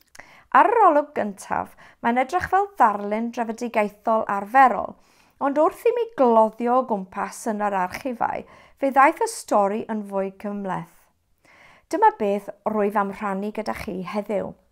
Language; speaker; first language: Welsh; non-native, fluent; English